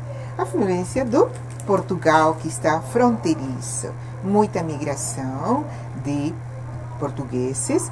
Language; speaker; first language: Portuguese; non-native, fluent; Spanish